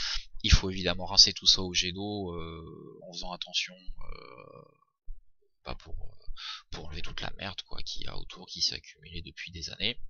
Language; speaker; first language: French; native; French